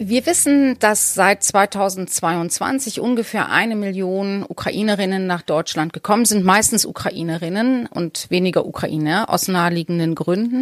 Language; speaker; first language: German; native; German